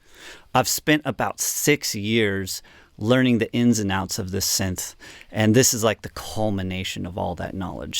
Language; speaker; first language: English; native; English